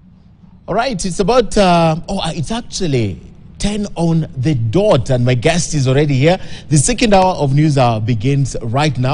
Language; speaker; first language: English; non-native, local second language; Swahili